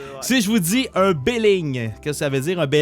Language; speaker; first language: French; native; French